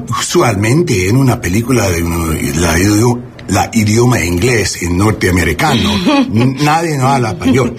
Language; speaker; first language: Spanish; non-native, learner; English